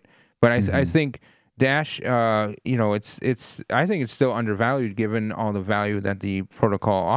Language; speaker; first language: English; native; English